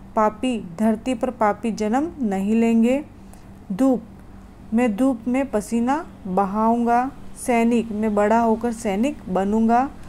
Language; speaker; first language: Hindi; non-native, local second language; Gujarati